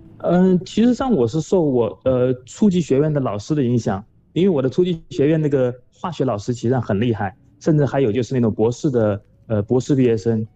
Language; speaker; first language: Chinese; native; Chinese